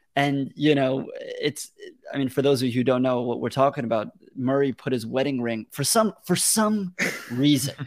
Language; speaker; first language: English; early bilingual, other home language; Russian